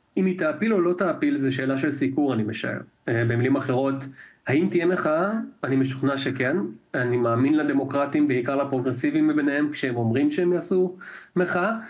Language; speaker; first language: Hebrew; native; Hebrew